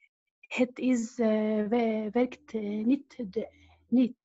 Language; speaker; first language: Dutch; non-native, learner; Arabic